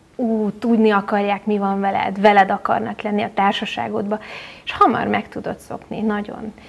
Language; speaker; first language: Hungarian; native; Hungarian